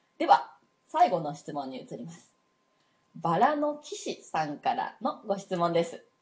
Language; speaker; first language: Japanese; native; Japanese